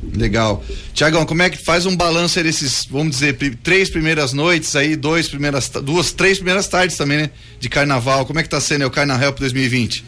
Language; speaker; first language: Portuguese; native; Portuguese